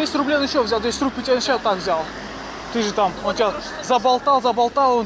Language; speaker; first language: Russian; native; Russian